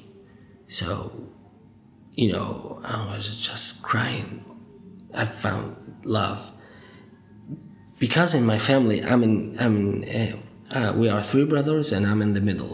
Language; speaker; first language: English; non-native, fluent; Arabic